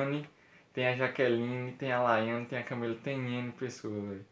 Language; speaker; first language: Portuguese; native; Portuguese